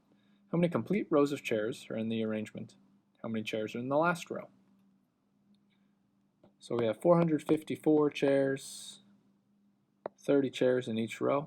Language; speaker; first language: English; native; English